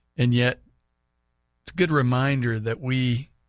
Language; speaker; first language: English; native; English